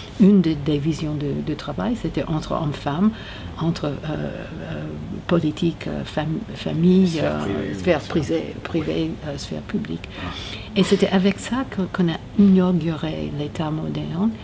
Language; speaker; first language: French; non-native, learner; English